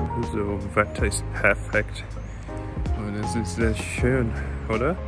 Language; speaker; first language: German; non-native, learner; Korean